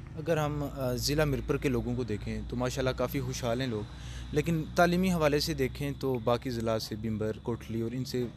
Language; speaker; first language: Urdu; non-native, local second language; Pahari-Potwari